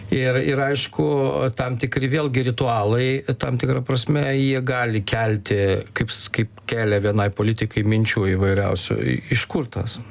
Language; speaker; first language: Lithuanian; native; Lithuanian